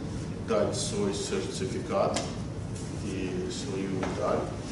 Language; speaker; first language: Russian; early bilingual, other home language; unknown